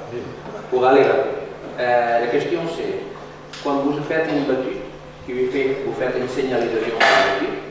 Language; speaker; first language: French; non-native, learner; Catalan